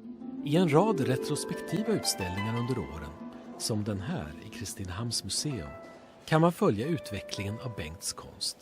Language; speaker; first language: Swedish; native; Swedish